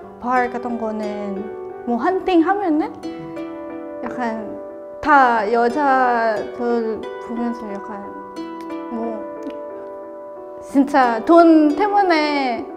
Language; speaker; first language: Korean; non-native, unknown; Filipino